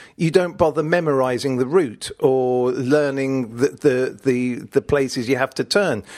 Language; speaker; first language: English; native; English